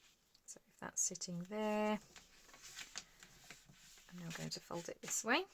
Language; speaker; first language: English; native; English